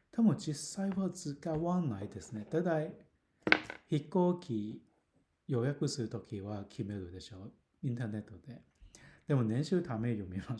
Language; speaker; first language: Japanese; non-native, fluent; Cantonese